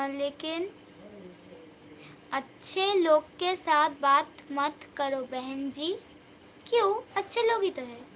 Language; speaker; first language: Hindi; non-native, local second language; Bangla